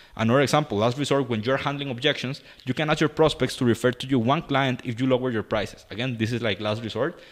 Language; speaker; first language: English; non-native, fluent; Spanish